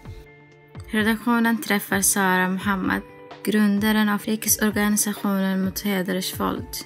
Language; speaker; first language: Swedish; non-native, fluent; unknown